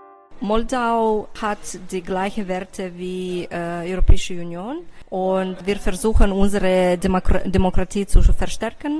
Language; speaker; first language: German; non-native, fluent; Romanian